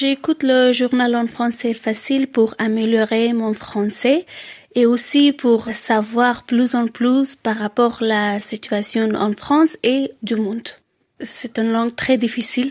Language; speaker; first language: French; non-native, learner; Persian